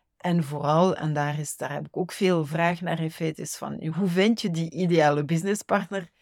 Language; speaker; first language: Dutch; native; Dutch